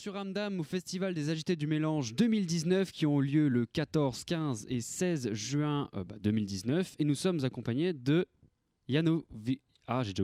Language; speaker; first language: French; native; French